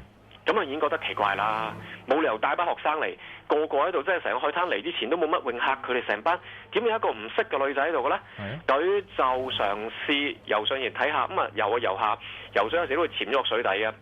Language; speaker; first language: Cantonese; native; Cantonese